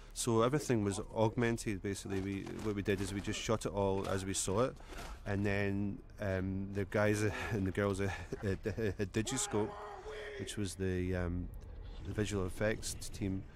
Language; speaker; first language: English; native; English